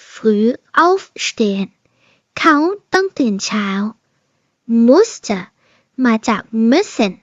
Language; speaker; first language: German; non-native, fluent; Thai